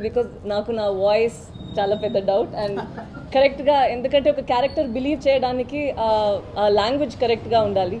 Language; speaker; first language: Telugu; non-native, local second language; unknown